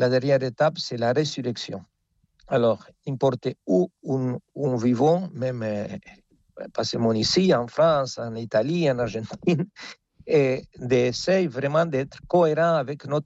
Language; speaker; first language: French; non-native, fluent; Spanish